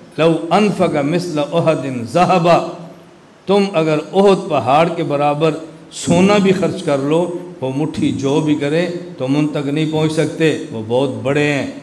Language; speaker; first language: Urdu; non-native, local second language; Punjabi